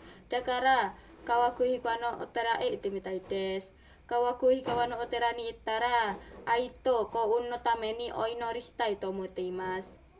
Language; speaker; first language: Japanese; non-native, learner; Indonesian